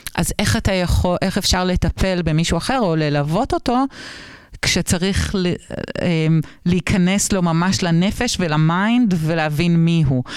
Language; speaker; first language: Hebrew; native; Hebrew